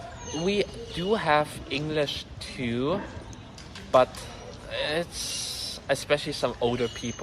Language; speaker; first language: English; non-native, fluent; German